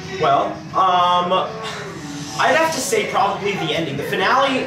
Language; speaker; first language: English; native; English